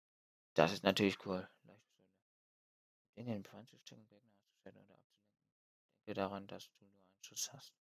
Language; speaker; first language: German; native; German